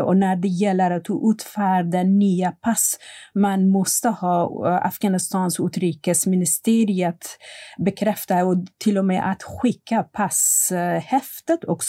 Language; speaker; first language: Swedish; non-native, fluent; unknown